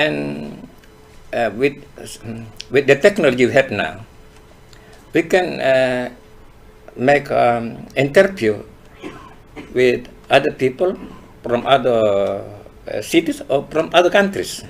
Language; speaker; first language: English; non-native, fluent; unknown